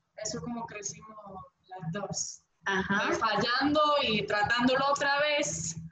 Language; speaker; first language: Spanish; non-native, fluent; Greek